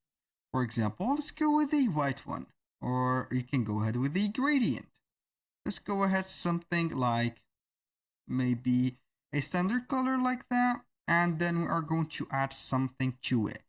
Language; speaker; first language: English; non-native, fluent; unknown